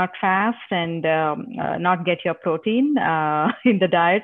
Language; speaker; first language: English; non-native, local second language; Telugu